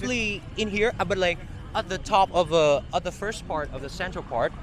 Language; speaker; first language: English; non-native, fluent; Vietnamese